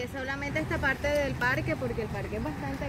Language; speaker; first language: Spanish; native; Spanish